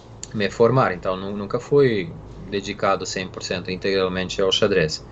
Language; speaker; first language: Portuguese; non-native, fluent; Serbian